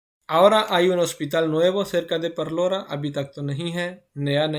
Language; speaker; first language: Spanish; non-native, fluent; Urdu